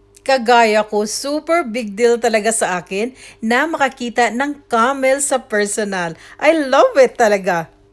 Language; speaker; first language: Filipino; native; Filipino